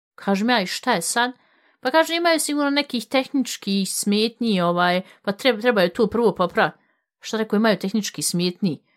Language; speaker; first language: Bosnian; early bilingual, heritage; Bosnian